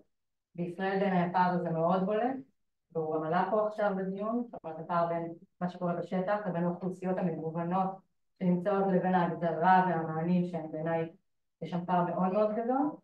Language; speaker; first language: Hebrew; native; Hebrew